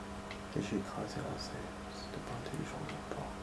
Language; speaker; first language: French; native; French